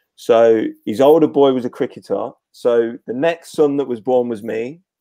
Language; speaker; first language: English; native; English